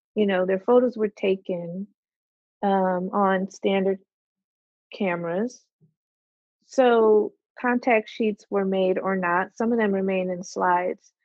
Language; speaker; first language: English; native; English